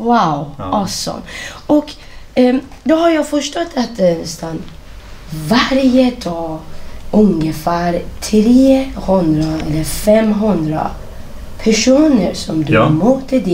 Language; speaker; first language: Swedish; non-native, fluent; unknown